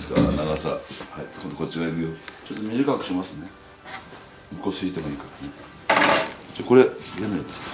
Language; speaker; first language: Japanese; native; Japanese